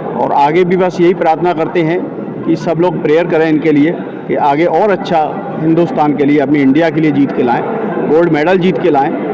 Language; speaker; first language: Hindi; native; Hindi